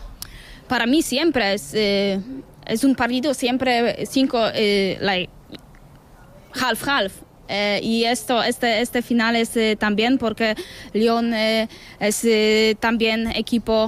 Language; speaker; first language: Spanish; non-native, learner; Polish